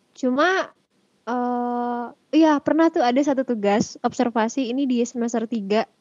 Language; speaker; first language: Indonesian; native; Indonesian